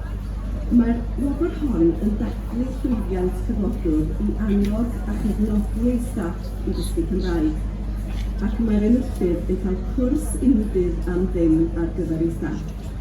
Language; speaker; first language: Welsh; native; Welsh